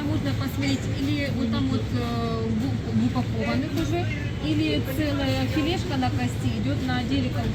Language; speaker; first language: Russian; native; Russian